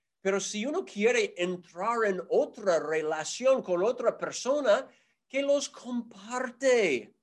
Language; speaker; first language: Spanish; non-native, fluent; English